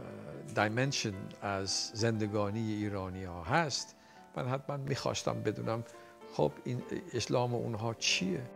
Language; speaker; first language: Persian; non-native, fluent; Dutch